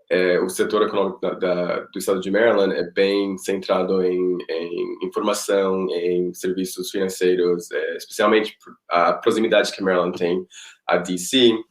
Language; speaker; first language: Portuguese; non-native, fluent; Spanish